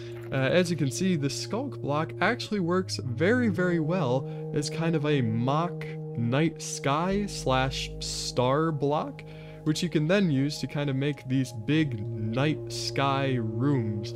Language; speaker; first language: English; native; English